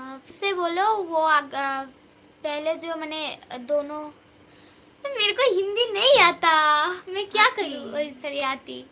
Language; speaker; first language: Hindi; non-native, local second language; Bangla